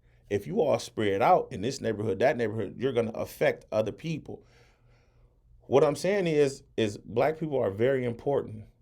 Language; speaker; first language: English; native; English